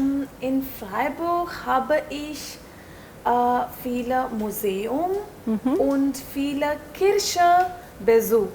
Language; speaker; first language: German; non-native, learner; Hindi